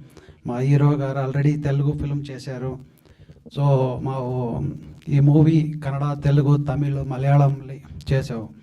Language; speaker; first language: Telugu; non-native, learner; Kannada